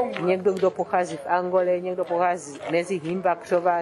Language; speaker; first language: Czech; early bilingual, other home language; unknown